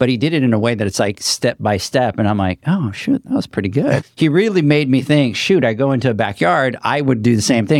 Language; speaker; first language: English; native; English